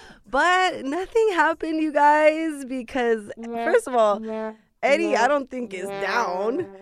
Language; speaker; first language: English; native; English